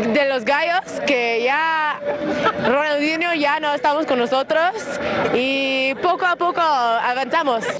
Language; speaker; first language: Spanish; non-native, fluent; English